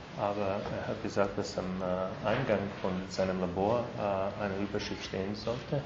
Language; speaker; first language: German; non-native, fluent; Slovenian